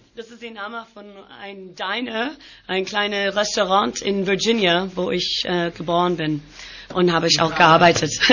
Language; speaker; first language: German; non-native, learner; English